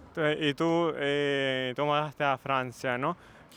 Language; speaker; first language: Spanish; non-native, fluent; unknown